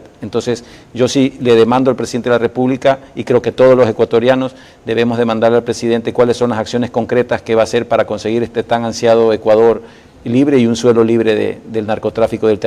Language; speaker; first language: Spanish; native; Spanish